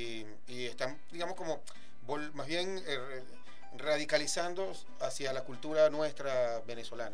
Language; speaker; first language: Spanish; native; Spanish